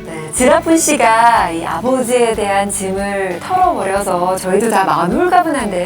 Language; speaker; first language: Korean; native; Korean